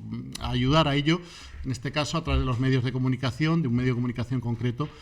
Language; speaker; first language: Spanish; native; Spanish